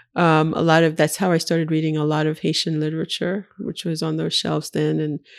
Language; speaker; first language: English; early bilingual, other home language; Haitian Creole